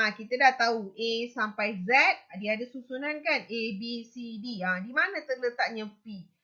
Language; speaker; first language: Malay; non-native, local second language; Tamil